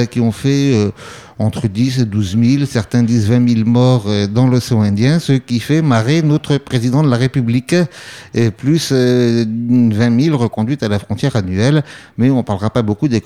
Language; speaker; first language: French; native; French